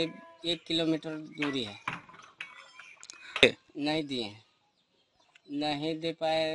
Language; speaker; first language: Hindi; non-native, local second language; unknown